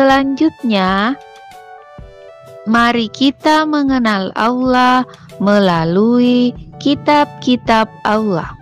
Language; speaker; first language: Indonesian; native; Indonesian